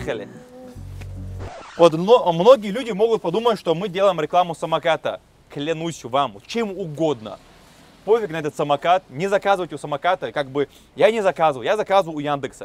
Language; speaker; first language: Russian; native; Russian